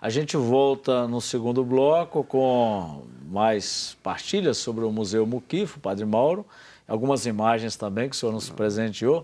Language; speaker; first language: Portuguese; native; Portuguese